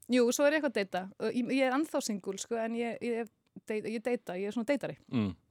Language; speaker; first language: Icelandic; early bilingual, heritage; Icelandic